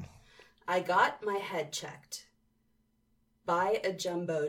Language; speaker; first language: English; native; English